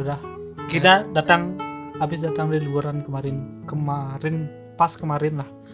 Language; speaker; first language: Indonesian; native; Indonesian